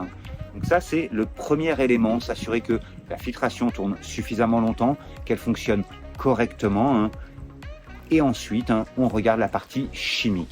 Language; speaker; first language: French; native; French